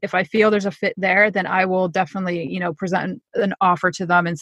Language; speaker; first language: English; native; English